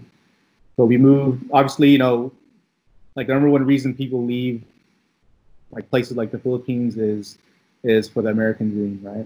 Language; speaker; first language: English; early bilingual, other home language; Filipino